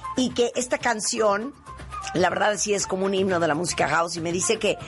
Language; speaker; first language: Spanish; native; Spanish